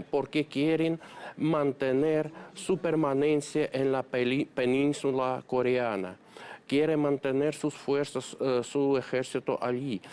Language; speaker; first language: Spanish; non-native, fluent; Russian